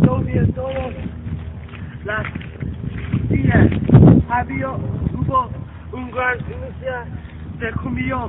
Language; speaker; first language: Spanish; non-native, learner; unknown